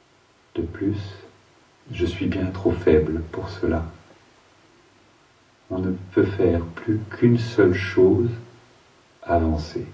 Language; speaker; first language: French; native; French